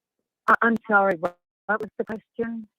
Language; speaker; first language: English; native; English